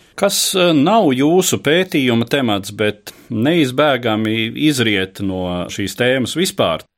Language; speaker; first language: Latvian; native; Latvian